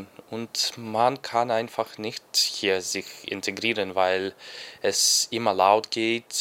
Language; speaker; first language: German; non-native, fluent; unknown